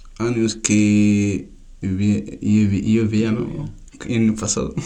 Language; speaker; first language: Spanish; non-native, learner; Tachelhit